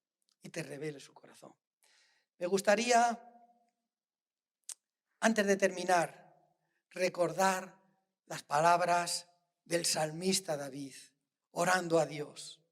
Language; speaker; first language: Spanish; native; Spanish